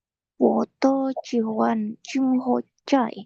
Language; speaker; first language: Chinese; non-native, learner; Indonesian